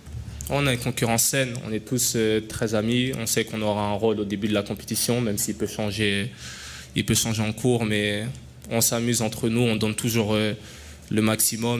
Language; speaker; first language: French; native; French